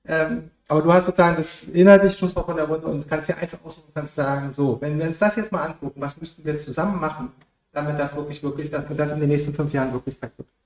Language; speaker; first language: German; native; German